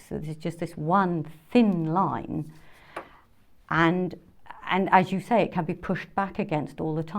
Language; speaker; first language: English; native; English